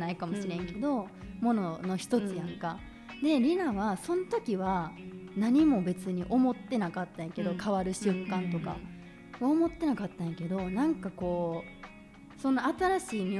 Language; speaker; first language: Japanese; native; Japanese